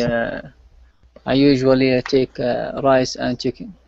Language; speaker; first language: English; non-native, learner; Arabic